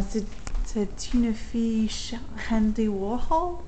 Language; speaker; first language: French; non-native, learner; English